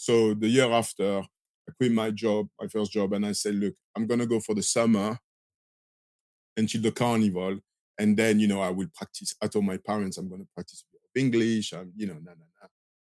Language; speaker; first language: English; non-native, fluent; French